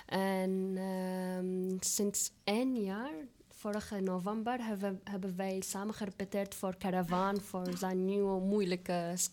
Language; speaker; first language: Dutch; non-native, fluent; Arabic